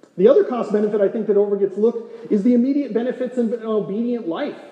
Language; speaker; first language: English; native; English